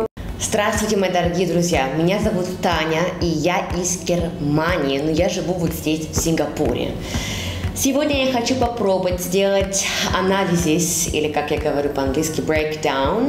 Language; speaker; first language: Russian; early bilingual, heritage; Russian